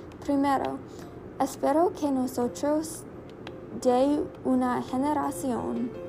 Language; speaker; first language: Spanish; non-native, learner; English